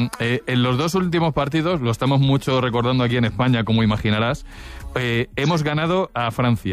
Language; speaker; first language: Spanish; native; Spanish